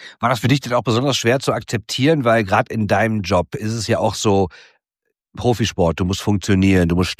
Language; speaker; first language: German; native; German